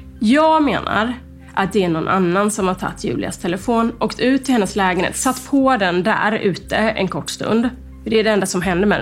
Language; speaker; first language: Swedish; native; Swedish